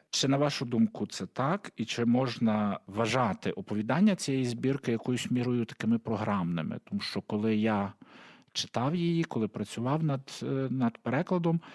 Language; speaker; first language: Ukrainian; native; Ukrainian